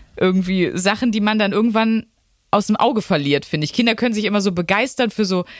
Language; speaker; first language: German; native; German